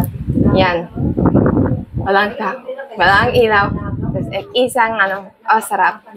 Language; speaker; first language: Filipino; non-native, learner; English